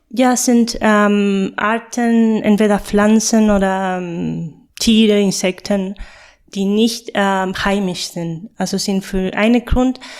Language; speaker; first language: German; non-native, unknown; Spanish